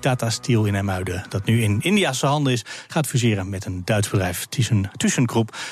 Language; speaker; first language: Dutch; native; Dutch